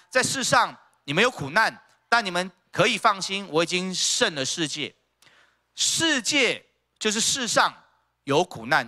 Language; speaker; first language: Chinese; native; Chinese